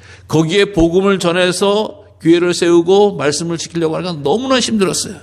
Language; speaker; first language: Korean; native; Korean